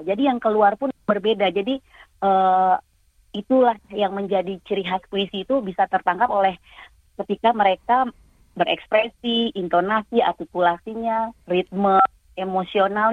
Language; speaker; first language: Indonesian; native; Indonesian